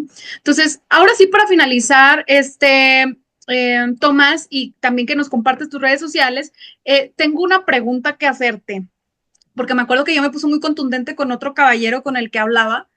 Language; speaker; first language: Spanish; native; Spanish